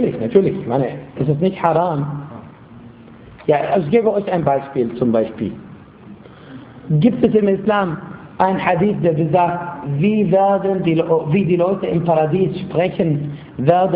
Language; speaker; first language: German; non-native, fluent; Arabic